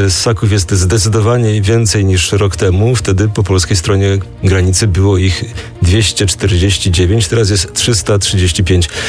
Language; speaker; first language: Polish; native; Polish